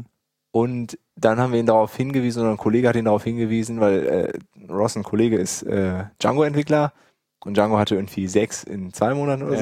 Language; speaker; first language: German; native; German